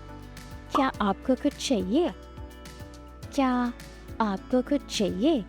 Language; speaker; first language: Hindi; non-native, fluent; Sinhala